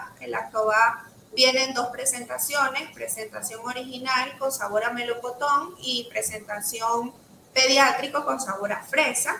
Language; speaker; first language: Spanish; native; Spanish